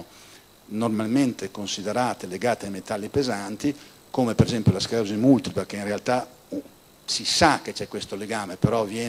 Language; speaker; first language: Italian; native; Italian